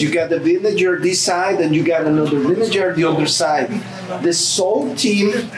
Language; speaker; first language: English; non-native, fluent; Spanish